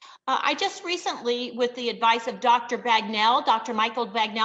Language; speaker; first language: English; native; English